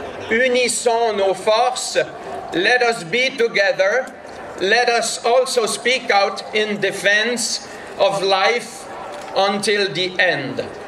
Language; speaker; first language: English; non-native, fluent; French